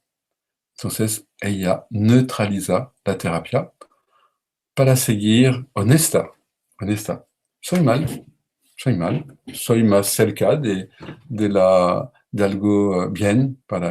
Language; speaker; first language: Spanish; non-native, learner; French